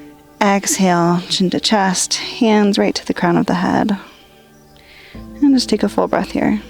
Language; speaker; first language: English; native; English